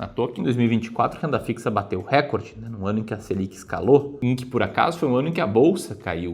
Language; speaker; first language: Portuguese; native; Portuguese